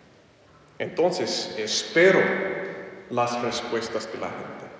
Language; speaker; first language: Spanish; non-native, fluent; English